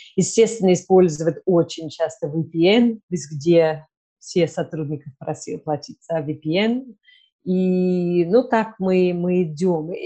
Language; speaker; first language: Russian; non-native, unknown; English